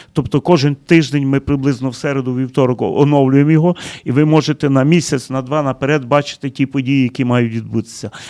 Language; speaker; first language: Ukrainian; early bilingual, heritage; Ukrainian